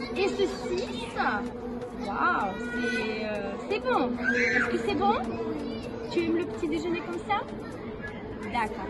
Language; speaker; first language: French; non-native, learner; Ukrainian